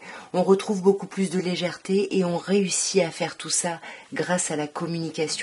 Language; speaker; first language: French; native; French